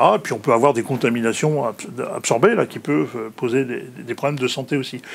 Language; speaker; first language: French; native; French